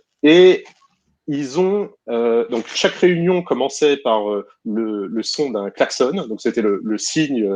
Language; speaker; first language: French; native; French